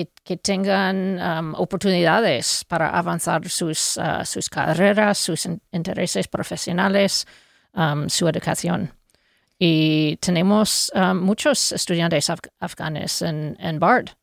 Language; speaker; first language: Spanish; non-native, fluent; English